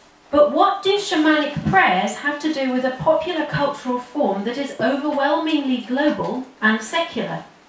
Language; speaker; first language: English; native; English